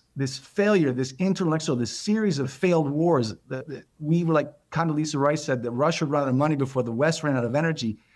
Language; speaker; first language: English; native; English